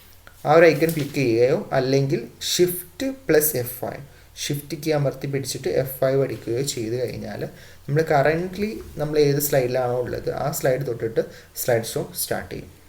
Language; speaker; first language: Malayalam; native; Malayalam